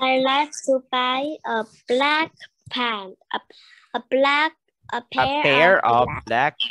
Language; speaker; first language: English; non-native, learner; Vietnamese